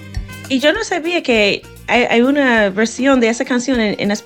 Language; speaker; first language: Spanish; non-native, fluent; English